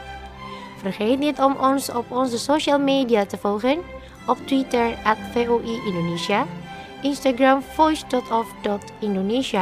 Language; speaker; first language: Dutch; non-native, fluent; Indonesian